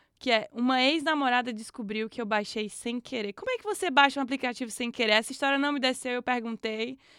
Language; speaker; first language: Portuguese; native; Portuguese